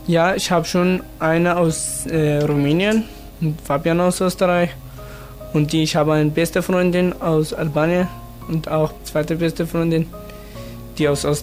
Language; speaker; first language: German; non-native, learner; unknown